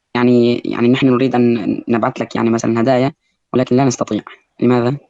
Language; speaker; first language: Arabic; native; Arabic